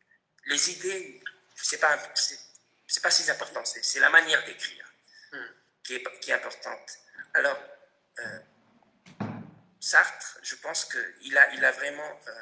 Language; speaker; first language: French; non-native, fluent; Spanish